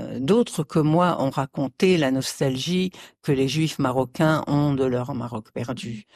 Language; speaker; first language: French; early bilingual, other home language; Arabic